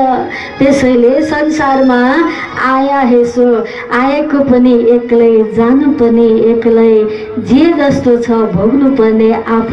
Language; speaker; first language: Nepali; native; Nepali